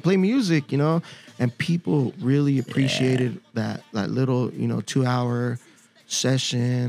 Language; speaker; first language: English; early bilingual, other home language; Spanish